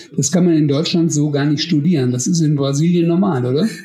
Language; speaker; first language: German; native; German